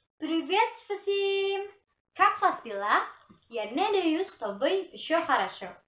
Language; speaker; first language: Russian; non-native, learner; Indonesian